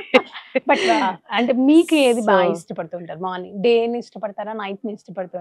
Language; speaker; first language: Telugu; native; Telugu